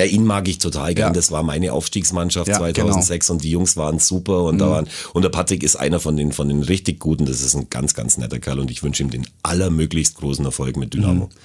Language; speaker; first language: German; native; German